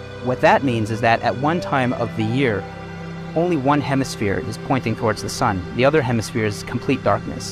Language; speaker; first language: English; native; English